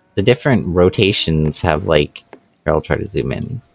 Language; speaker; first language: English; native; English